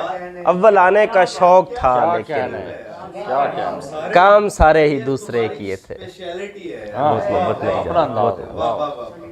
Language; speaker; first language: Urdu; native; Urdu